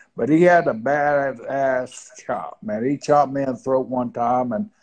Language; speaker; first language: English; native; English